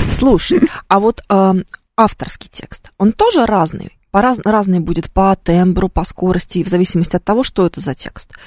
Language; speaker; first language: Russian; native; Russian